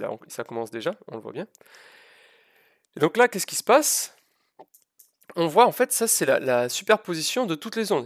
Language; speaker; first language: French; native; French